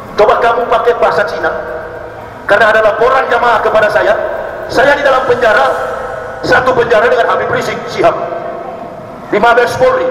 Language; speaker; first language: Indonesian; native; Indonesian